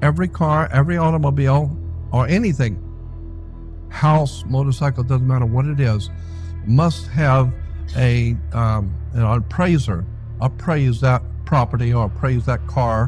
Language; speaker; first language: English; native; English